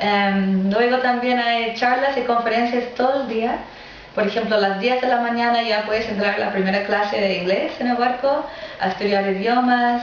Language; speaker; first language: Spanish; non-native, fluent; English